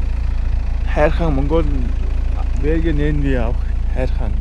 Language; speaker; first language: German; non-native, learner; Mongolian